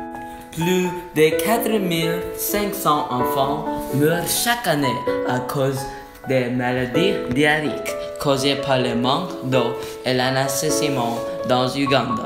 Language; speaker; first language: French; non-native, learner; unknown